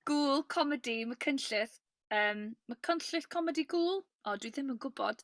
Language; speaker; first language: Welsh; non-native, local second language; English